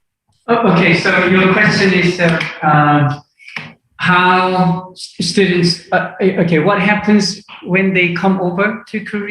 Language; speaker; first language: English; non-native, fluent; Korean